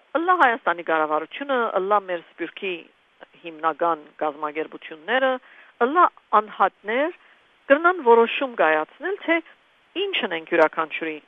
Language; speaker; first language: Armenian; early bilingual, heritage; Armenian